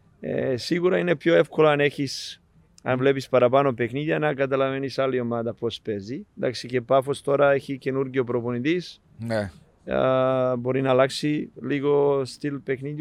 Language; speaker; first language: Greek; non-native, learner; Serbian